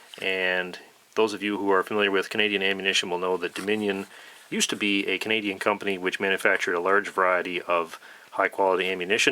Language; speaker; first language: English; native; English